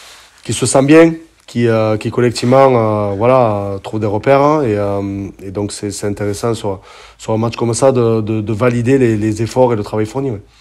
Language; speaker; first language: French; native; French